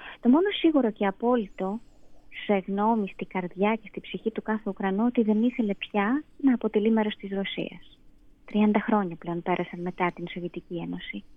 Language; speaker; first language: Greek; non-native, fluent; Russian